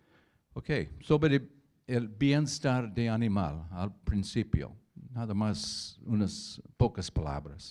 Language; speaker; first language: Spanish; non-native, learner; English